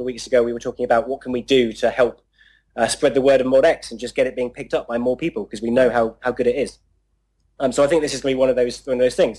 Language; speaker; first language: English; native; English